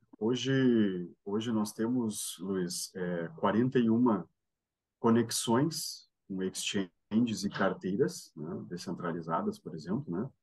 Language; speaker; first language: Portuguese; native; Portuguese